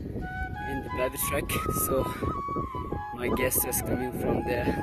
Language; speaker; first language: English; non-native, local second language; Ladakhi